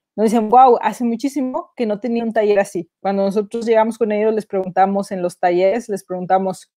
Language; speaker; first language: Spanish; native; Spanish